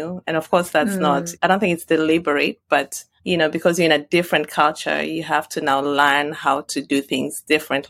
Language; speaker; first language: English; non-native, local second language; Swahili